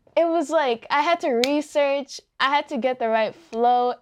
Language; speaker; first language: English; early bilingual, other home language; Yoruba